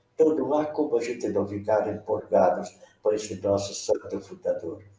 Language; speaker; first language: Portuguese; non-native, local second language; Venetian